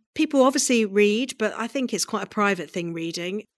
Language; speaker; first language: English; native; English